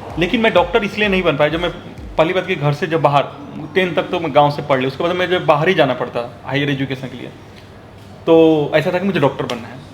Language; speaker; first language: Hindi; native; Hindi